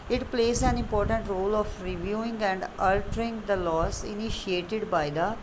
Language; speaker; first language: English; non-native, local second language; Punjabi